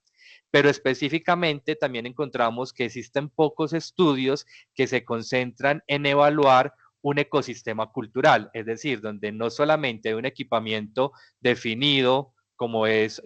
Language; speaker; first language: Spanish; native; Spanish